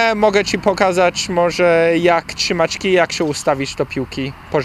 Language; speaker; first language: Polish; early bilingual, heritage; Polish